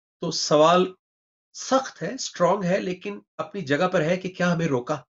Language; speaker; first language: Urdu; native; Urdu